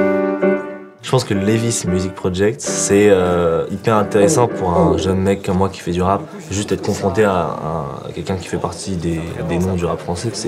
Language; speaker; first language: French; native; French